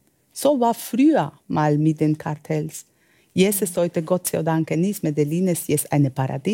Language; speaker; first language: German; non-native, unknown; Spanish